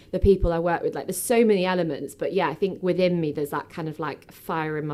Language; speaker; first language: English; native; English